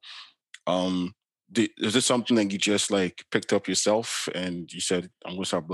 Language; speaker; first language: English; non-native, local second language; Yoruba